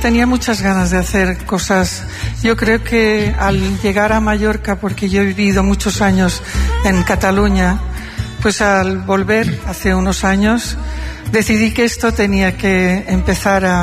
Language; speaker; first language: Spanish; non-native, local second language; Catalan